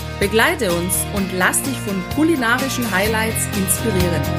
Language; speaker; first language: German; native; German